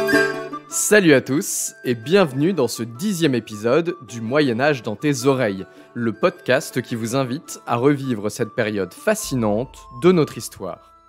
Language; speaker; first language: French; native; French